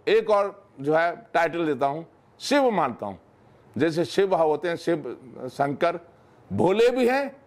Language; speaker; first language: Hindi; native; Hindi